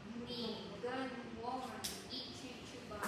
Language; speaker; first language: Chinese; non-native, learner; Filipino